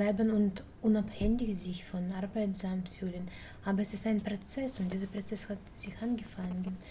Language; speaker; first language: German; non-native, learner; Russian